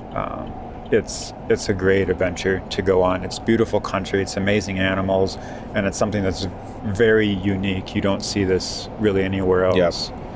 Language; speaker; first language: English; native; English